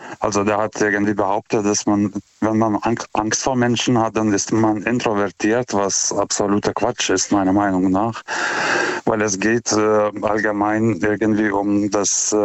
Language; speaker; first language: German; non-native, fluent; Lithuanian